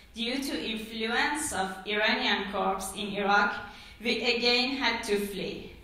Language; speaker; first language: English; non-native, fluent; Persian